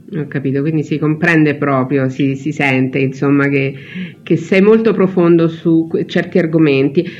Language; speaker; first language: Italian; native; Italian